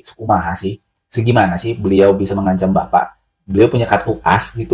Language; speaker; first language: Indonesian; native; Indonesian